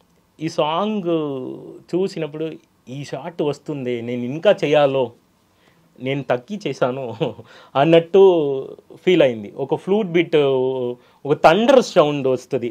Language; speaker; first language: Telugu; non-native, local second language; Tamil